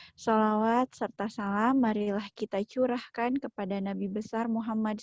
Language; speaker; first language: Indonesian; native; Indonesian